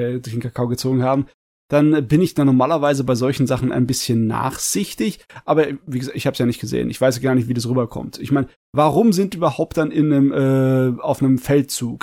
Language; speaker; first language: German; native; German